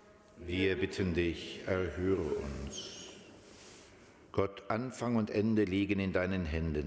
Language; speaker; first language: German; native; German